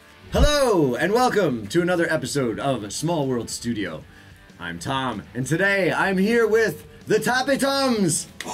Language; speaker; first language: English; native; English